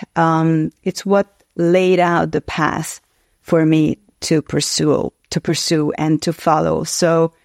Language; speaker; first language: English; non-native, fluent; Hungarian